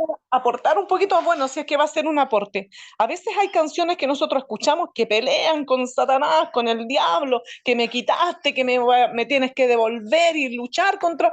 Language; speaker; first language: Spanish; native; Spanish